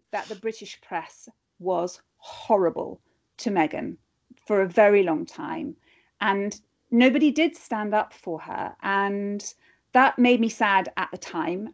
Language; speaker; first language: English; native; English